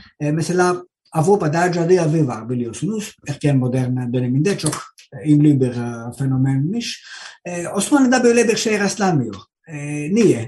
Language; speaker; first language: Turkish; non-native, fluent; Greek